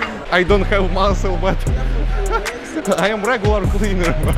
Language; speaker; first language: English; non-native, learner; Russian